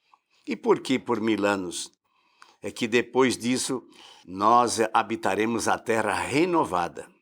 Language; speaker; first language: Portuguese; native; Portuguese